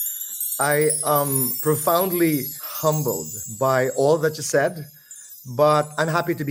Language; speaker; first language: English; non-native, local second language; Filipino